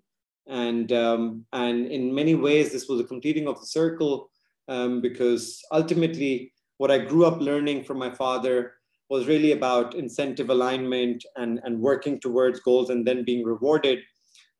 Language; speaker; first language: English; non-native, local second language; Urdu